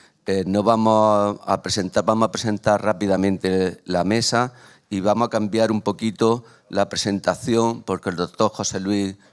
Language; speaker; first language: Spanish; native; Spanish